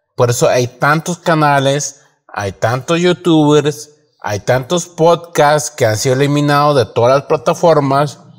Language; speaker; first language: Spanish; native; Spanish